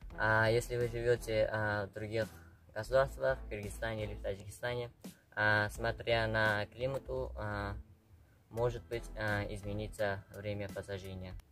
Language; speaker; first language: Russian; non-native, local second language; Uzbek